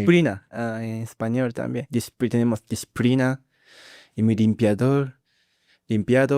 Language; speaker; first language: Spanish; non-native, learner; Japanese